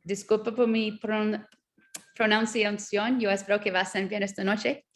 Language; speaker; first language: Spanish; non-native, learner; English